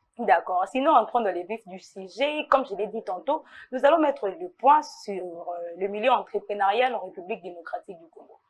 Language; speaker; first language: French; non-native, local second language; Lingala